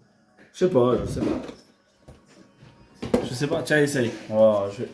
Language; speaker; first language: French; native; French